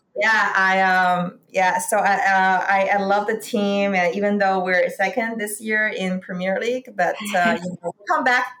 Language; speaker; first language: English; non-native, fluent; Chinese